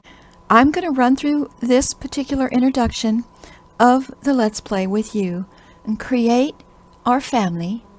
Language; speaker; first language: English; native; English